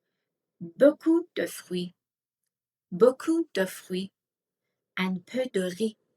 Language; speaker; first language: French; non-native, fluent; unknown